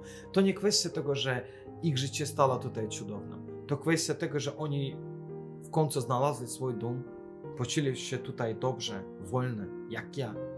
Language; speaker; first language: Polish; non-native, fluent; Azerbaijani